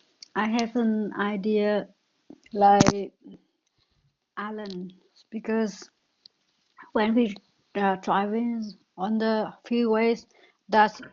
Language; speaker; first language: English; non-native, learner; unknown